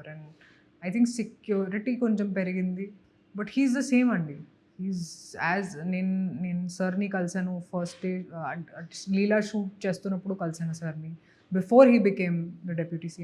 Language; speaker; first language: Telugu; non-native, local second language; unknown